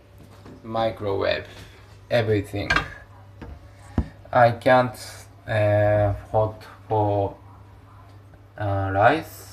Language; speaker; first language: English; non-native, learner; Japanese